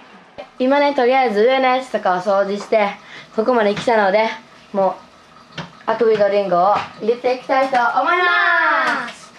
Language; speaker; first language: Japanese; native; Japanese